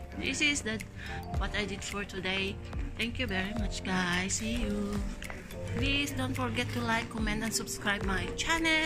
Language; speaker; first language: English; non-native, local second language; Filipino